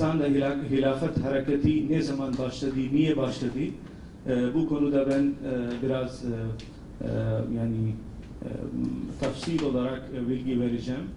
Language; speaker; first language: Turkish; non-native, fluent; Urdu